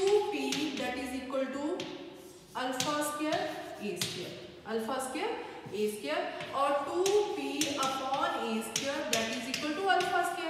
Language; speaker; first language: English; non-native, local second language; Hindi